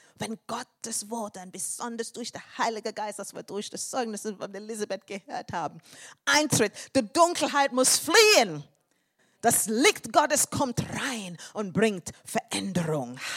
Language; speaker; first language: German; non-native, fluent; English